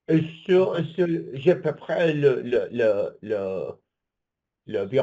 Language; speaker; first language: French; non-native, learner; English